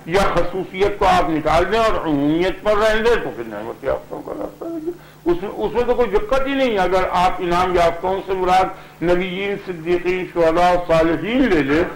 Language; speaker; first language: Urdu; native; Urdu